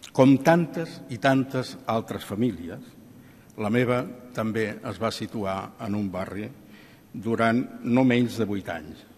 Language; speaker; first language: Catalan; non-native, local second language; Spanish